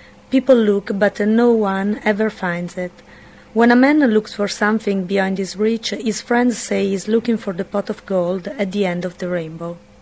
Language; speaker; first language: English; non-native, fluent; Italian